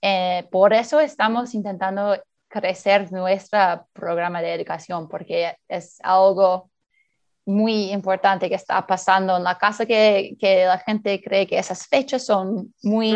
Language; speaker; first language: Spanish; early bilingual, heritage; Spanish